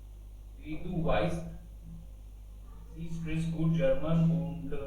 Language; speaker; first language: German; non-native, learner; Hindi